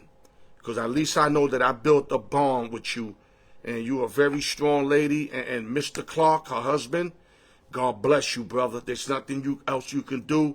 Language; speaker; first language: English; native; English